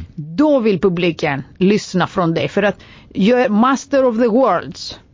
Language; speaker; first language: Swedish; non-native, fluent; Greek